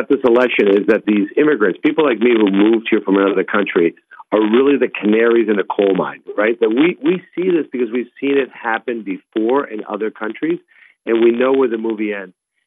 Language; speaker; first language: English; non-native, fluent; Spanish